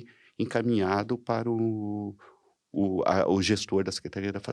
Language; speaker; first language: Portuguese; native; Portuguese